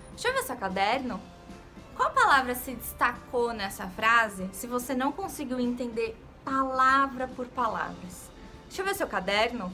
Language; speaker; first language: Portuguese; native; Portuguese